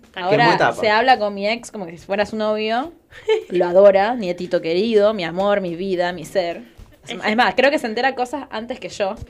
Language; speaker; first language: Spanish; native; Spanish